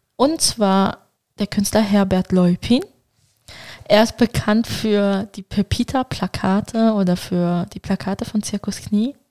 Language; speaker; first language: German; early bilingual, other home language; Turkish